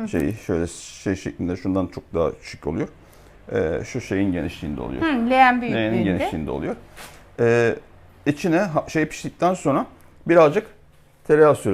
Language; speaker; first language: Turkish; native; Turkish